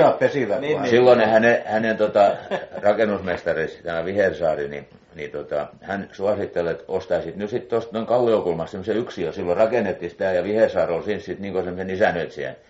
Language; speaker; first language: Finnish; native; Finnish